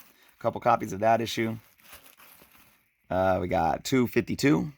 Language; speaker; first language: English; native; English